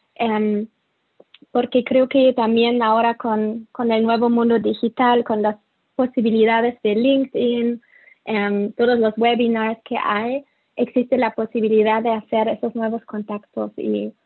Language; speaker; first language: Spanish; non-native, fluent; German